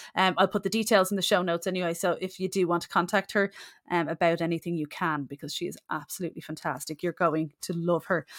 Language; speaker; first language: English; native; English